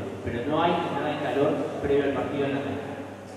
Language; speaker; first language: Spanish; native; Spanish